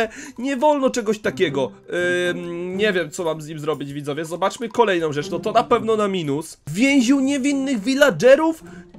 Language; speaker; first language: Polish; native; Polish